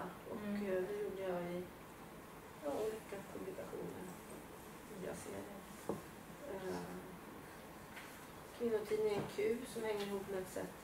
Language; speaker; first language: Swedish; native; Swedish